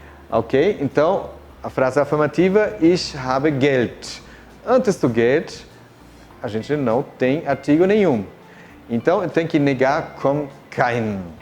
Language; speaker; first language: Portuguese; non-native, fluent; German